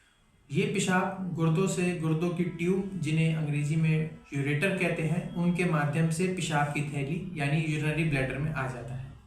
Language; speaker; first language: Hindi; native; Hindi